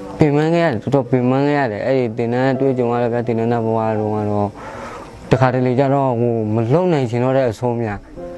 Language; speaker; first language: Burmese; non-native, local second language; S'gaw Karen